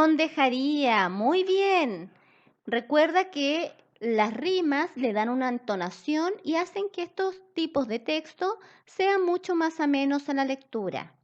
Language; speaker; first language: Spanish; native; Spanish